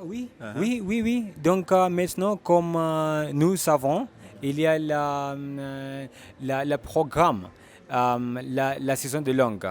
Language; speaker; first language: French; non-native, learner; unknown